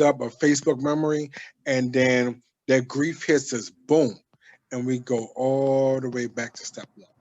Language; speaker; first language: English; native; English